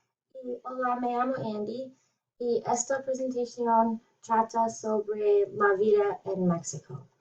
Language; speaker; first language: Spanish; non-native, learner; English